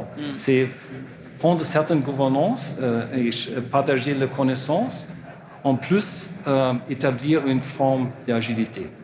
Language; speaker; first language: French; non-native, learner; German